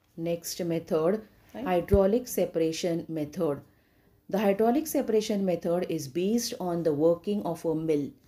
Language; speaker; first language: English; non-native, local second language; Marathi